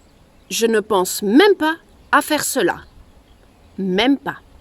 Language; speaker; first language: French; non-native, fluent; Spanish